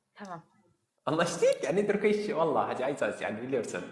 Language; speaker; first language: Turkish; non-native, fluent; Arabic